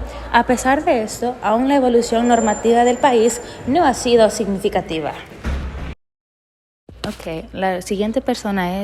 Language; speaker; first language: Spanish; early bilingual, heritage; Spanish